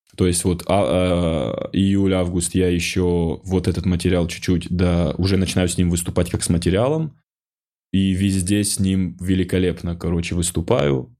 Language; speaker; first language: Russian; non-native, local second language; Ossetic